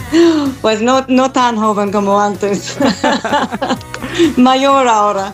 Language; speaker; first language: Spanish; non-native, fluent; English